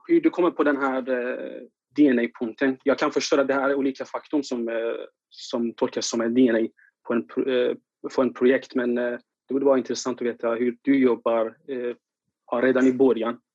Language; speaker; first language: Swedish; non-native, learner; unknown